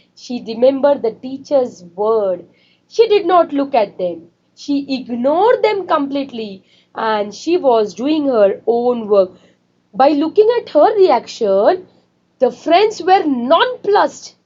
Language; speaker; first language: English; non-native, local second language; Marathi